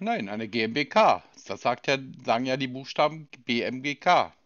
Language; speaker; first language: German; native; German